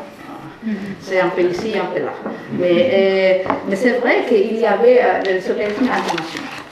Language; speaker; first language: French; non-native, fluent; Spanish